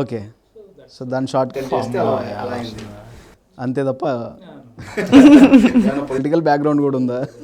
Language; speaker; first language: Telugu; native; Telugu